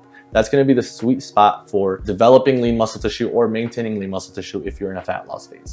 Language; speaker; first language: English; native; English